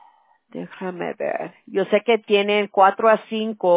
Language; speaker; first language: Spanish; early bilingual, heritage; Spanish